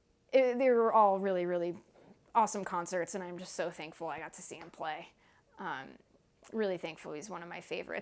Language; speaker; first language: English; native; English